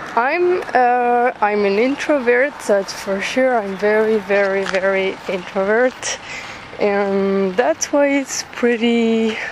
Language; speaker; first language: English; non-native, fluent; French